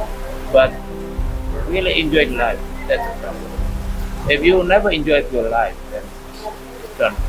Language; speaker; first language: English; non-native, learner; Indonesian